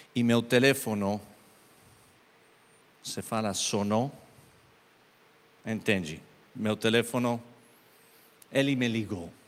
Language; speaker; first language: Portuguese; non-native, learner; Spanish